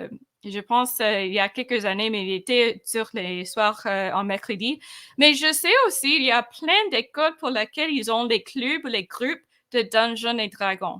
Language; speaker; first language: French; non-native, fluent; English